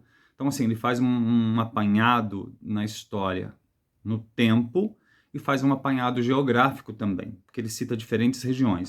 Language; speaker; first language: Portuguese; native; Portuguese